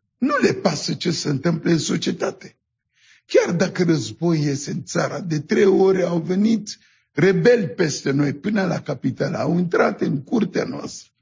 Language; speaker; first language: Romanian; non-native, fluent; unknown